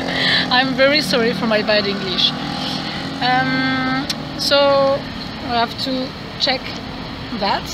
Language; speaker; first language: English; non-native, learner; French